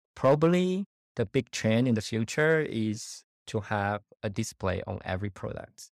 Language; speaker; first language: English; non-native, fluent; Chinese